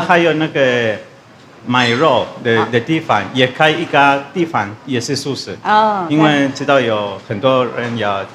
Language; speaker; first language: Chinese; non-native, learner; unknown